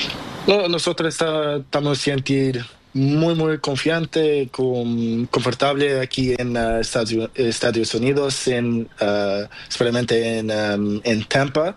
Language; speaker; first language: Spanish; non-native, learner; Portuguese